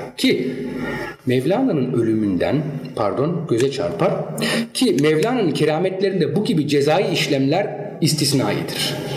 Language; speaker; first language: Turkish; early bilingual, heritage; Turkish